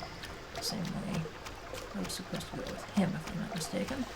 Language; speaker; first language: English; native; English